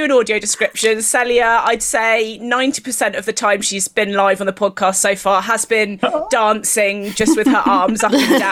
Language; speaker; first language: English; native; English